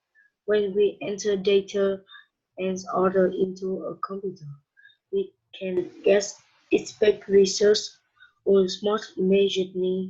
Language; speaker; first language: English; non-native, learner; Vietnamese